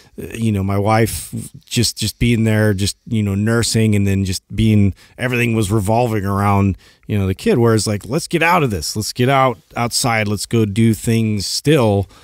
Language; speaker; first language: English; native; English